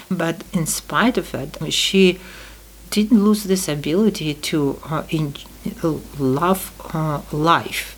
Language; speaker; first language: English; non-native, fluent; Uzbek